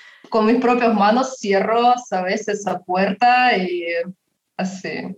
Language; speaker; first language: Spanish; non-native, fluent; Russian